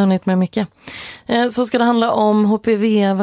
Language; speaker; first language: Swedish; native; Swedish